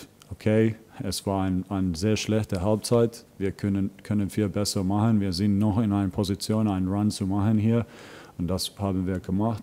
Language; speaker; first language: German; non-native, fluent; Finnish